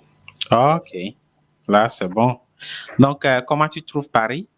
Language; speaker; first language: French; non-native, fluent; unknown